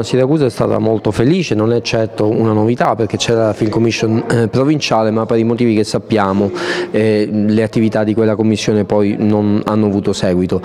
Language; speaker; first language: Italian; native; Italian